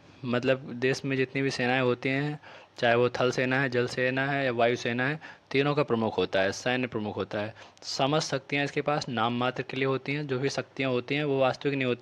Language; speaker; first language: Hindi; native; Hindi